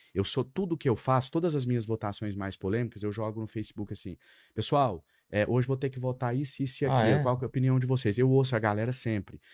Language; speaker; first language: Portuguese; native; Portuguese